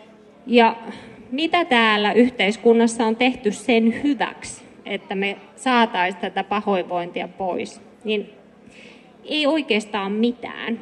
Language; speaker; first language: Finnish; native; Finnish